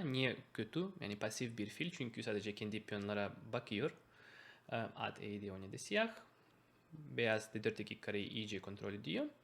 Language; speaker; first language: Turkish; non-native, fluent; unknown